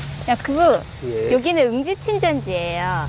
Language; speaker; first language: Korean; native; Korean